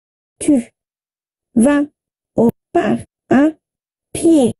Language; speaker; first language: French; non-native, learner; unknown